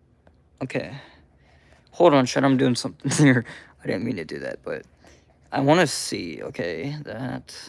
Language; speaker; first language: English; native; English